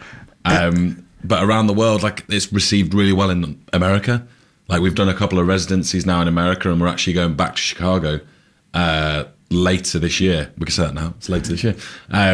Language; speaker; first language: English; native; English